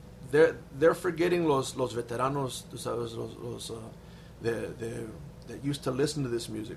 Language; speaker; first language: English; early bilingual, other home language; Spanish